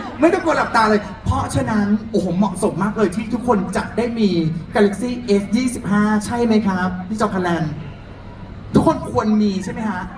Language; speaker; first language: Thai; native; Thai